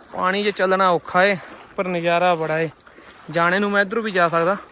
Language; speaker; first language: Punjabi; native; Punjabi